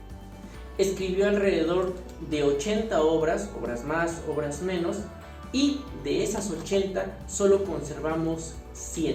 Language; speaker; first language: Spanish; native; Spanish